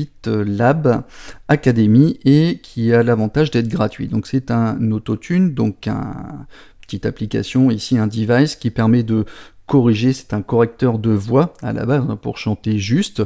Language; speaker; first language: French; native; French